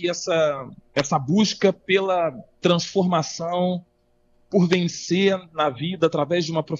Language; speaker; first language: Portuguese; native; Portuguese